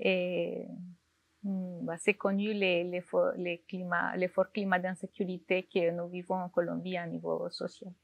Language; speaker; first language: French; non-native, fluent; Spanish